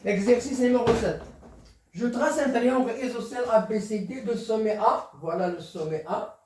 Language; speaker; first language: French; non-native, local second language; Arabic